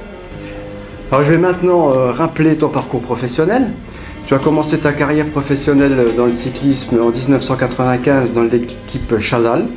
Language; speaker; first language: French; native; French